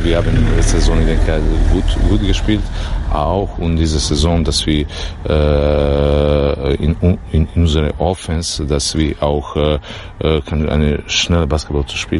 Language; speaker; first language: German; non-native, learner; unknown